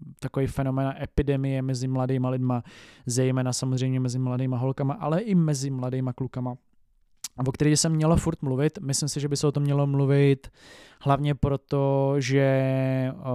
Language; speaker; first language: Czech; native; Czech